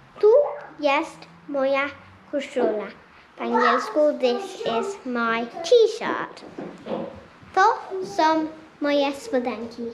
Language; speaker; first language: Polish; early bilingual, heritage; Polish